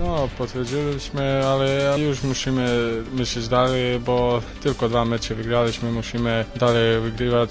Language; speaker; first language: Polish; non-native, fluent; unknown